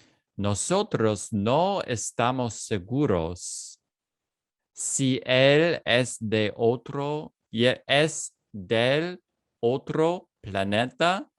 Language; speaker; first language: Spanish; non-native, fluent; English